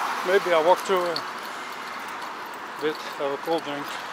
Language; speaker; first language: English; non-native, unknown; Dutch